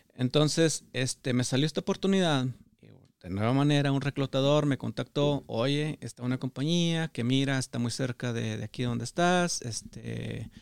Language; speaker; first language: Spanish; native; Spanish